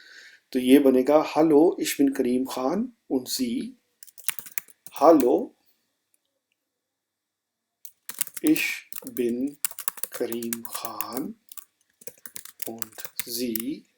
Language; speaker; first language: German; non-native, fluent; Urdu